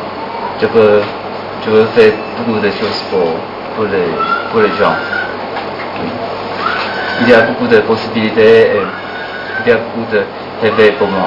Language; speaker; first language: French; non-native, learner; Chinese